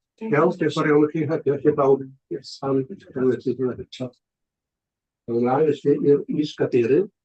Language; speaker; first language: Welsh; native; Welsh